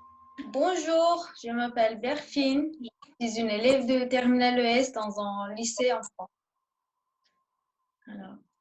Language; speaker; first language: French; early bilingual, other home language; Turkish